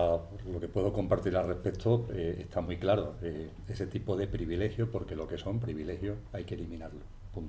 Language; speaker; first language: Spanish; native; Spanish